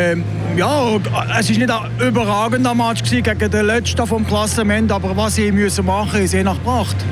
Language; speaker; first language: German; native; German